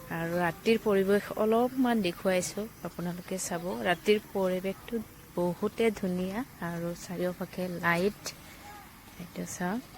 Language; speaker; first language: Assamese; non-native, local second language; Bangla